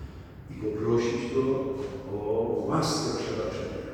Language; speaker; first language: Polish; native; Polish